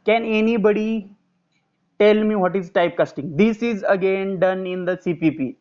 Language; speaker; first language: English; non-native, local second language; Marathi